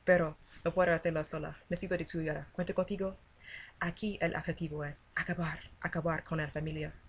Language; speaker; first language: Spanish; non-native, learner; English